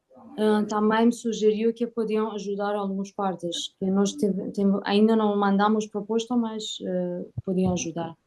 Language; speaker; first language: Portuguese; non-native, learner; Persian